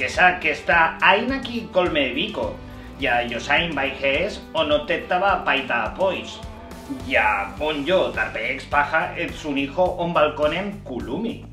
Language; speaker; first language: Finnish; non-native, fluent; Spanish